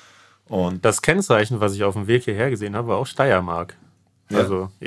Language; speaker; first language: German; native; German